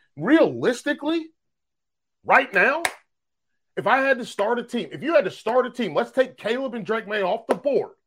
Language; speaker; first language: English; native; English